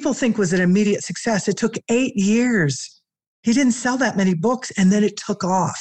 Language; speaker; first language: English; native; English